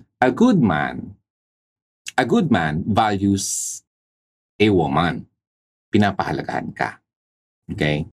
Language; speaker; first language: Filipino; native; Filipino